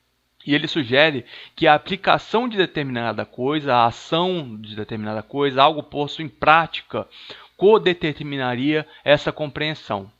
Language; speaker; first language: Portuguese; native; Portuguese